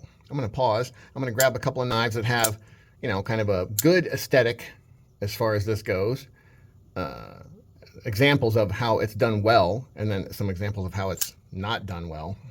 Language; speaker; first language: English; native; English